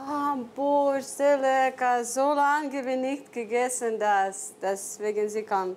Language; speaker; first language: German; non-native, learner; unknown